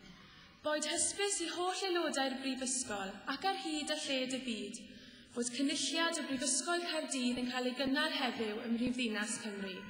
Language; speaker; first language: Welsh; native; Welsh